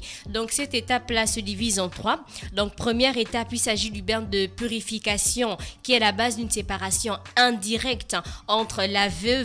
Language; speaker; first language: French; native; French